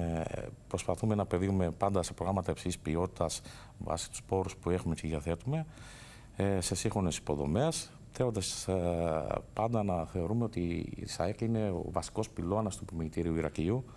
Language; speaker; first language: Greek; native; Greek